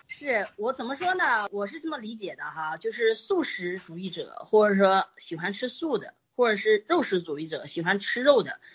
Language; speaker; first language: Chinese; native; Chinese